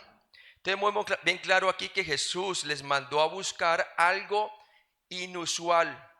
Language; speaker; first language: Spanish; native; Spanish